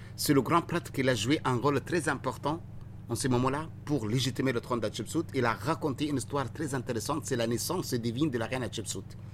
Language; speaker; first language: French; non-native, fluent; Arabic